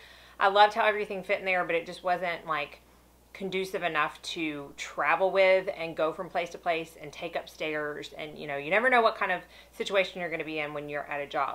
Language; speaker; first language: English; native; English